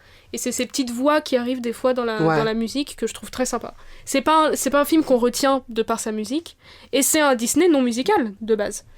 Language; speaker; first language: French; native; French